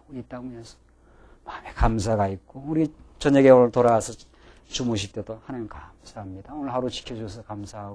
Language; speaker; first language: Korean; native; Korean